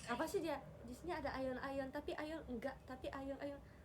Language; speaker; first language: Indonesian; non-native, learner; Japanese